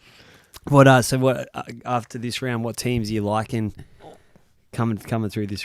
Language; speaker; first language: English; native; English